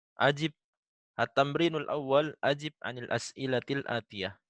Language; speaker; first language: Arabic; non-native, fluent; Indonesian